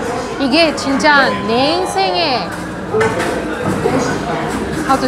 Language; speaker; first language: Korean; non-native, fluent; Russian